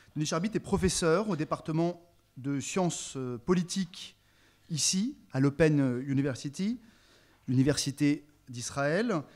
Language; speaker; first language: French; native; French